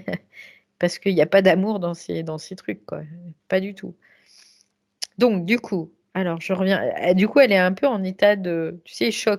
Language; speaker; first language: French; native; French